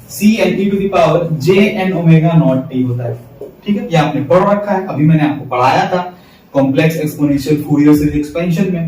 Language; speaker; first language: Hindi; native; Hindi